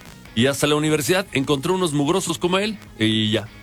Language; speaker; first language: Spanish; native; Spanish